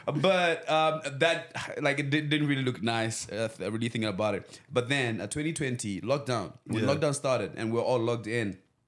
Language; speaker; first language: English; non-native, local second language; Venda